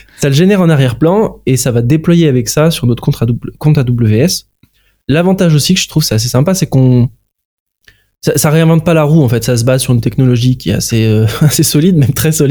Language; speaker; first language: French; native; French